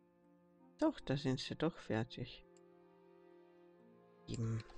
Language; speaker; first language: German; native; German